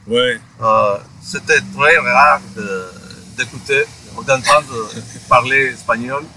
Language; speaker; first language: French; non-native, fluent; Spanish